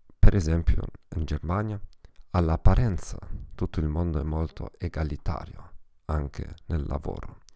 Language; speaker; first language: Italian; non-native, fluent; German